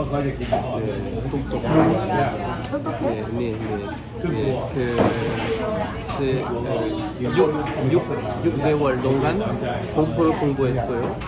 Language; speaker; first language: Korean; non-native, learner; French